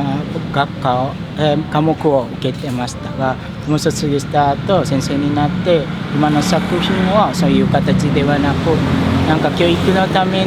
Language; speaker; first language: Japanese; non-native, fluent; Indonesian